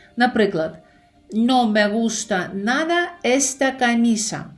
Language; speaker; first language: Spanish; non-native, fluent; Ukrainian